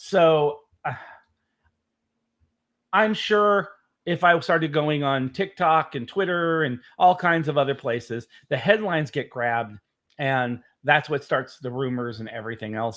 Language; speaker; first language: English; native; English